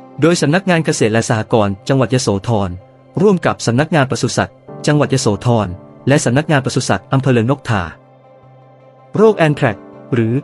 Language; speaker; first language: Thai; native; Thai